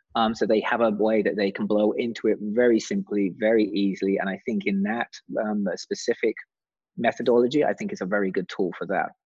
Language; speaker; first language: English; native; English